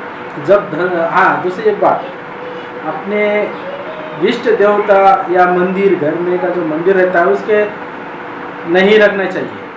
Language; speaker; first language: Hindi; non-native, local second language; Marathi